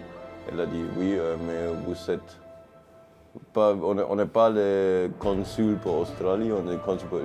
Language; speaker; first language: French; non-native, learner; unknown